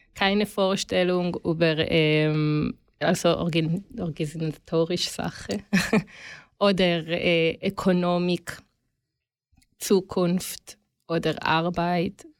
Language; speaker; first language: German; non-native, learner; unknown